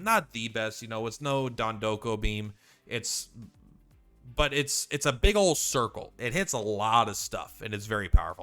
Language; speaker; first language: English; native; English